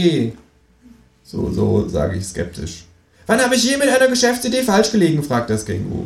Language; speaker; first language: German; native; German